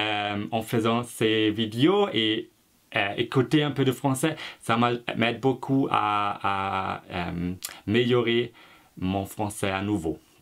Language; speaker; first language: French; non-native, fluent; German